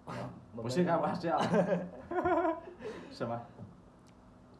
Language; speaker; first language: Chinese; non-native, learner; Thai